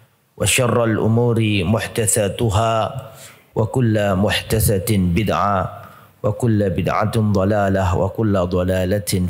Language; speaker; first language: Arabic; non-native, fluent; Indonesian